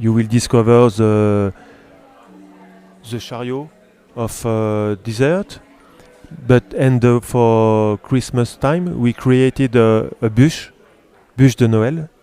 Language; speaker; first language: English; non-native, learner; French